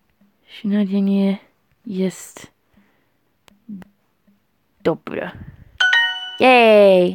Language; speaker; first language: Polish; non-native, learner; English